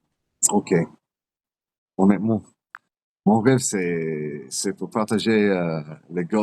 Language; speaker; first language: French; non-native, learner; English